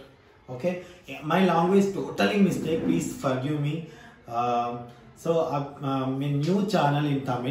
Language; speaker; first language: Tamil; non-native, learner; Telugu